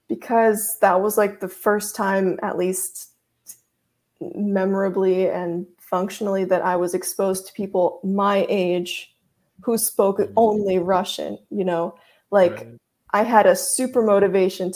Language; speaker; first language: English; early bilingual, other home language; Russian